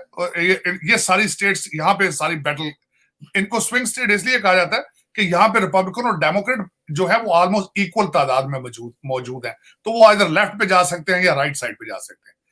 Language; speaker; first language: Urdu; non-native, local second language; Punjabi